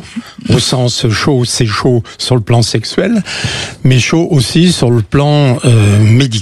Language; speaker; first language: French; native; French